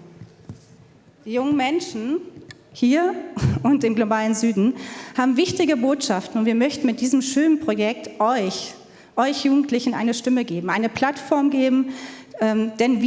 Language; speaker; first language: German; native; German